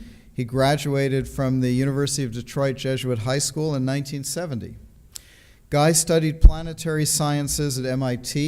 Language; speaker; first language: English; native; English